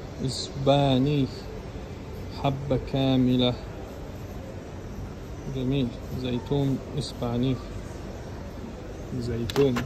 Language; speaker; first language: Arabic; non-native, fluent; Russian